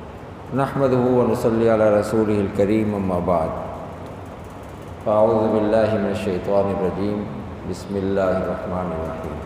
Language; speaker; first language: Arabic; non-native, fluent; Urdu